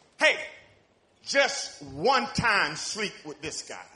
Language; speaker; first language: English; native; English